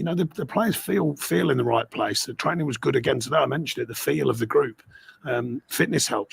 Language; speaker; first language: English; native; English